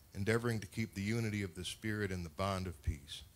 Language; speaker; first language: English; non-native, fluent; Spanish